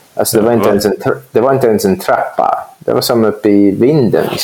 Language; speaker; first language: Swedish; non-native, fluent; English